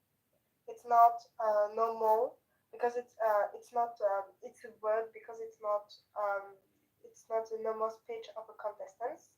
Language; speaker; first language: English; non-native, learner; French